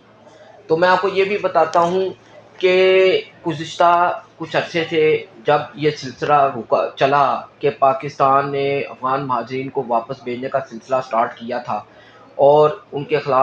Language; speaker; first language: Urdu; non-native, local second language; Punjabi